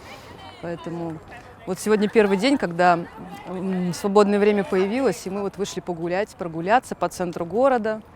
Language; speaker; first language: Russian; native; Russian